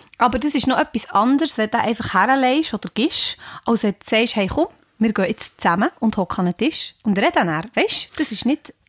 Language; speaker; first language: German; native; German